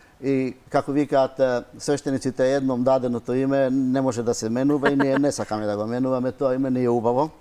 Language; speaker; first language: Macedonian; non-native, fluent; Hungarian